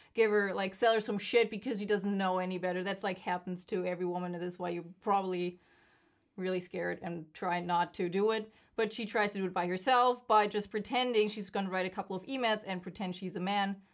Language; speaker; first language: English; non-native, fluent; German